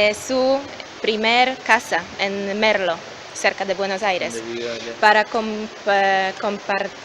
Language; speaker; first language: Spanish; non-native, learner; Polish